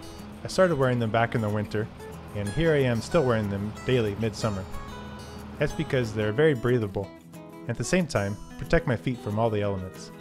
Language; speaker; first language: English; native; English